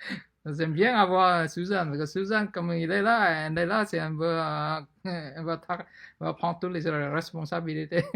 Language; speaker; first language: French; non-native, fluent; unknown